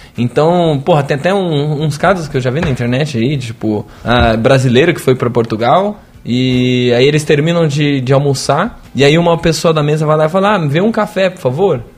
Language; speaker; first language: Portuguese; native; Portuguese